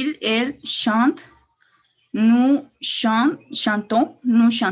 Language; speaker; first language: French; non-native, learner; Spanish